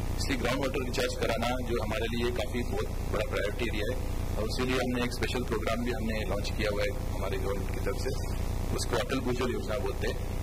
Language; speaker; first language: Hindi; non-native, local second language; Marathi